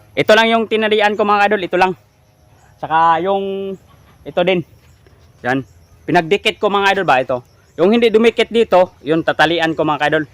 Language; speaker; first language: Filipino; non-native, local second language; Cebuano